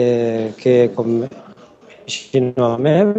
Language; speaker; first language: Italian; non-native, learner; Catalan